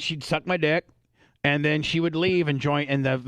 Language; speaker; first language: English; native; English